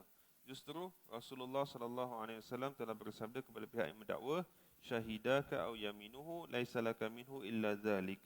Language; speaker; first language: Malay; native; Malay